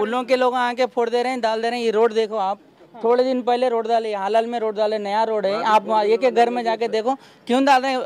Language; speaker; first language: Hindi; non-native, local second language; Telugu